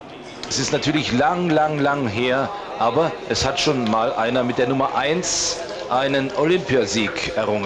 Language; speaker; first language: German; native; German